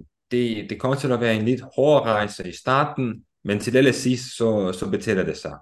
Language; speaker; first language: Danish; non-native, fluent; Romanian